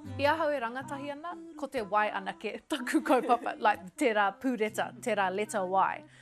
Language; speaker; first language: Māori; non-native, local second language; English